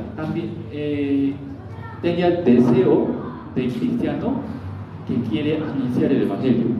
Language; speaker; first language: Spanish; non-native, learner; Korean